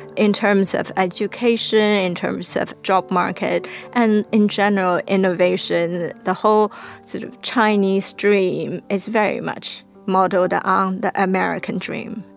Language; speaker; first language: English; non-native, fluent; Chinese